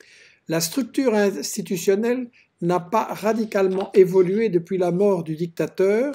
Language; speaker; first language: French; native; French